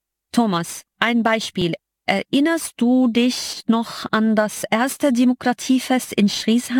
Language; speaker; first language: German; non-native, fluent; Arabic